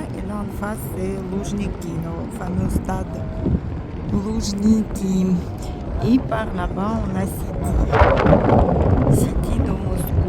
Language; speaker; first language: French; non-native, fluent; Russian